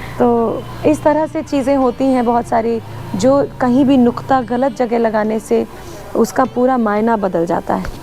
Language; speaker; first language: Hindi; native; Hindi